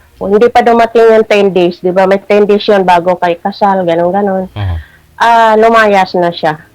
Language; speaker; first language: Filipino; non-native, local second language; Cebuano